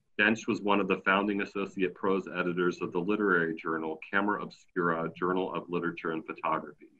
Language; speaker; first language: English; native; English